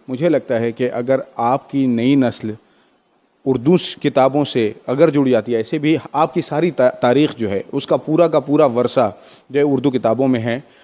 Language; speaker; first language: Hindi; non-native, local second language; Urdu